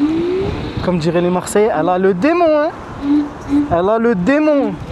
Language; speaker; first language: French; native; French